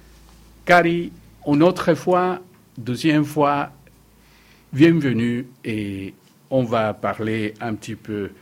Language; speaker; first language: French; non-native, learner; Spanish